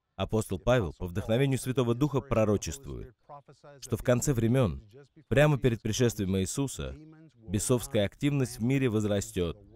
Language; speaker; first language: Russian; non-native, fluent; English